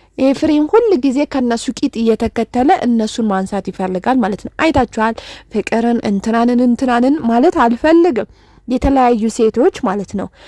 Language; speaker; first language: Amharic; non-native, local second language; Oromo